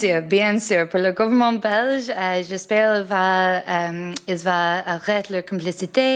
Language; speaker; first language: French; non-native, learner; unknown